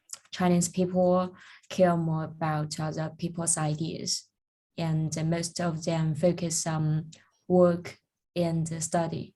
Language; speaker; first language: English; non-native, learner; Chinese